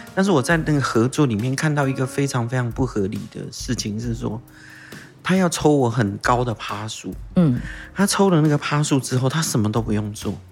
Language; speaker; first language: Chinese; non-native, local second language; Min Nan Chinese